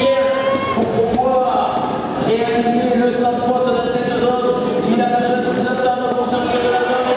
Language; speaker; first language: French; native; French